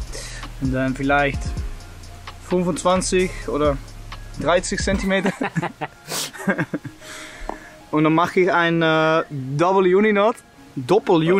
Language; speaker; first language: German; non-native, learner; Dutch